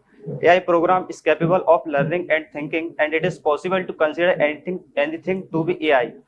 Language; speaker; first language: English; non-native, learner; Hindi